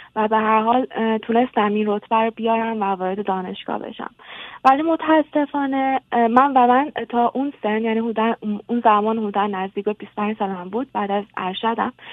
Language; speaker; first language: Persian; native; Persian